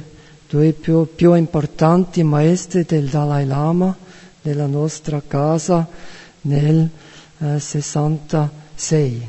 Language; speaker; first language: Italian; non-native, fluent; German